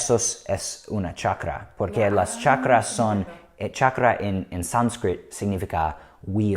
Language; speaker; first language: Spanish; non-native, learner; English